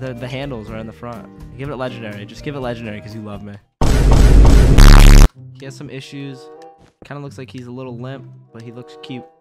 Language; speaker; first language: English; native; English